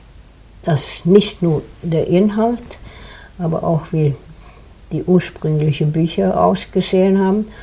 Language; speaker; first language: German; non-native, fluent; Swedish